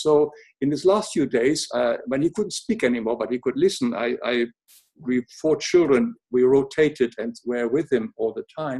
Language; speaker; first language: English; non-native, fluent; German